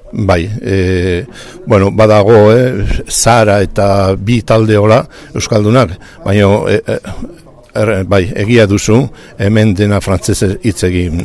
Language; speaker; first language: Basque; non-native, learner; Spanish